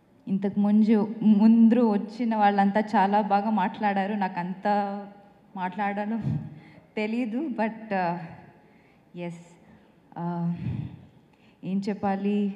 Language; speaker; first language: Telugu; non-native, fluent; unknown